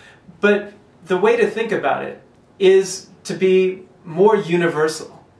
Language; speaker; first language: English; native; English